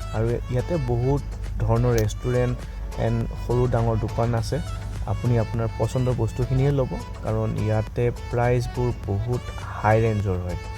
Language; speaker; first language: Assamese; native; Assamese